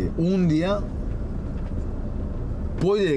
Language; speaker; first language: Spanish; non-native, fluent; Bulgarian